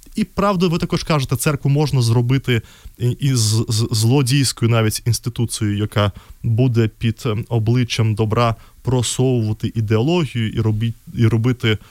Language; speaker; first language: Ukrainian; non-native, fluent; Russian